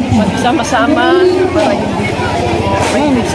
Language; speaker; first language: Filipino; native; Filipino